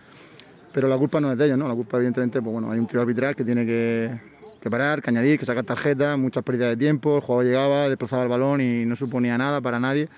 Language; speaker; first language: Spanish; native; Spanish